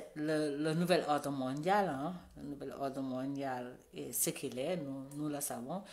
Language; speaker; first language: French; non-native, local second language; Wolof